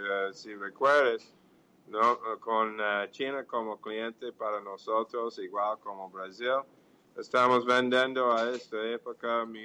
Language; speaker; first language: Portuguese; non-native, fluent; English